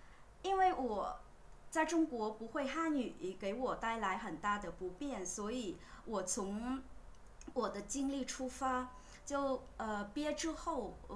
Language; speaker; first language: Chinese; non-native, fluent; Vietnamese